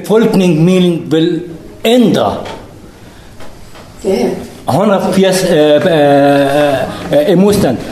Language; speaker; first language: Danish; non-native, learner; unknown